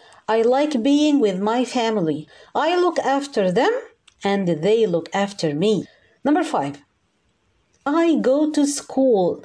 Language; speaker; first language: English; non-native, fluent; Arabic